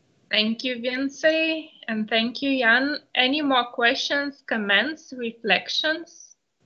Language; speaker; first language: English; non-native, fluent; Lithuanian